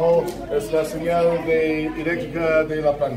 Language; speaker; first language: Spanish; non-native, fluent; English